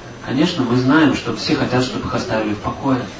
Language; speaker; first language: Russian; native; Russian